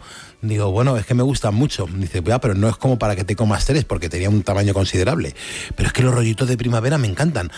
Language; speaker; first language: Spanish; native; Spanish